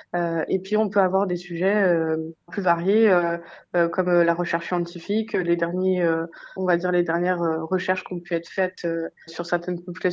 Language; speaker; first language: French; native; French